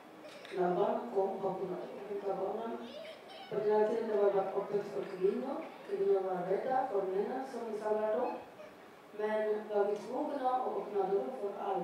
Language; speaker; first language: Swedish; non-native, learner; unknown